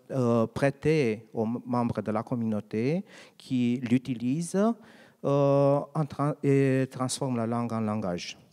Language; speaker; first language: French; non-native, learner; Romanian